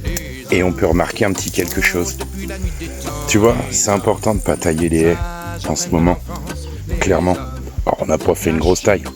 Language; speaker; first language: French; native; French